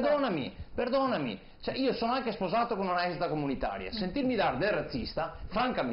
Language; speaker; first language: Italian; native; Italian